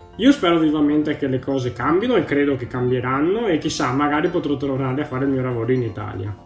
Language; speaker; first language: Italian; native; Italian